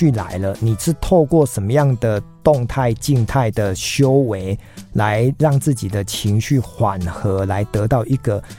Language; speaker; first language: Chinese; native; Chinese